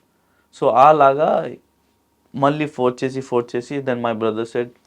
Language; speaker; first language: Telugu; non-native, local second language; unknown